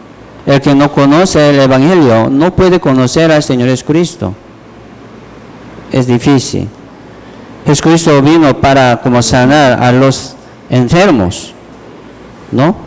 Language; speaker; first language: Spanish; non-native, learner; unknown